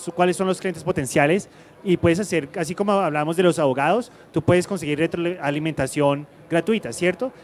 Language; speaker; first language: Spanish; early bilingual, heritage; Spanish